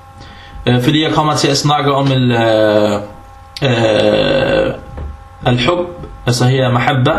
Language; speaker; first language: Danish; early bilingual, other home language; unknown